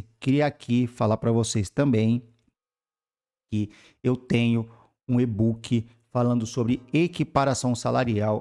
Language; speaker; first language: Portuguese; native; Portuguese